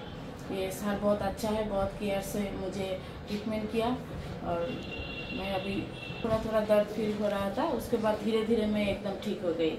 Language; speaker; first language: Hindi; non-native, local second language; Assamese